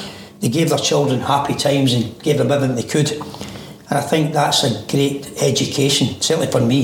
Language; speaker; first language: English; native; English